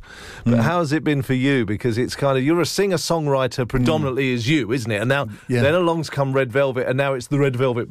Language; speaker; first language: English; native; English